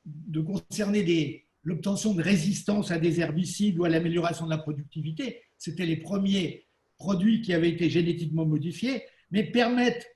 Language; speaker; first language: French; native; French